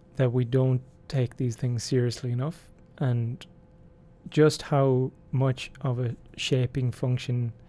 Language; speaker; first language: English; native; English